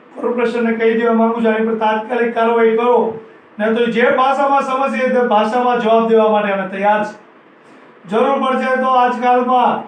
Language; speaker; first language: Gujarati; native; Gujarati